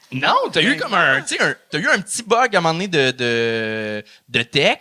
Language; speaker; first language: French; native; French